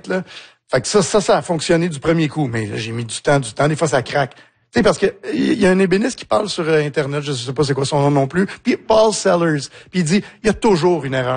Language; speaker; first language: French; native; French